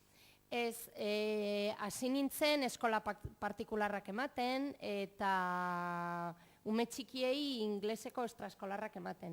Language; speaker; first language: Basque; non-native, local second language; Spanish